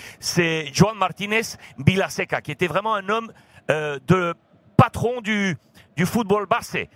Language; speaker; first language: French; native; French